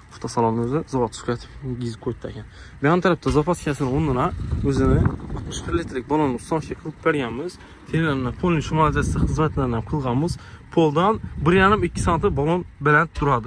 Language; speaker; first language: Uzbek; native; Uzbek